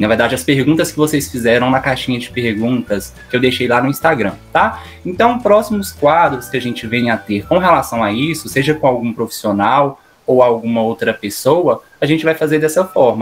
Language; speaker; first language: Portuguese; native; Portuguese